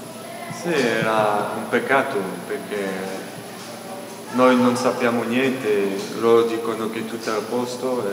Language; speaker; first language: Italian; non-native, learner; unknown